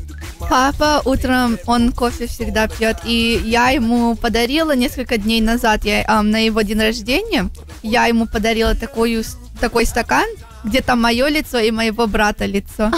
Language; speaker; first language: Russian; early bilingual, heritage; Russian